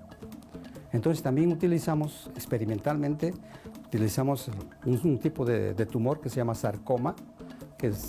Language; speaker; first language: Spanish; native; Spanish